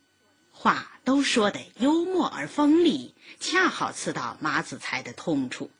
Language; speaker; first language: Chinese; native; Chinese